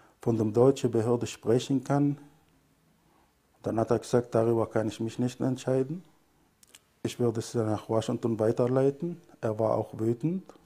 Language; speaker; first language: German; non-native, fluent; Arabic